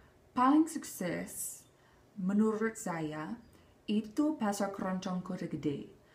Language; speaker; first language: Indonesian; non-native, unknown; English